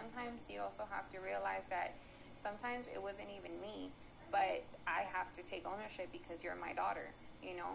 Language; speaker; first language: English; early bilingual, other home language; Spanish